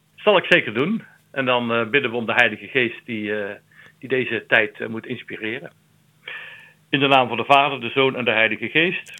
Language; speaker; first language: Dutch; native; Dutch